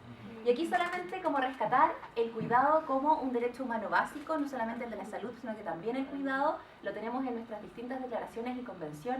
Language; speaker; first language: Spanish; native; Spanish